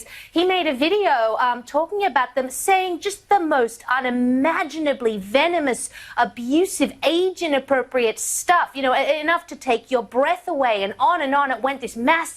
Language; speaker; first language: English; native; English